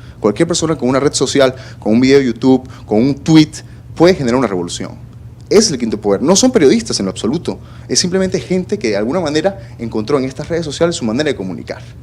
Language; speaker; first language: Spanish; native; Spanish